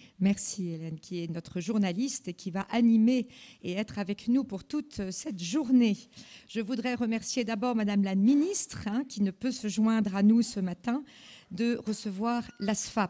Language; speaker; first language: French; native; French